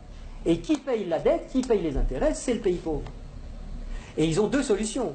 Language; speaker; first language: French; native; French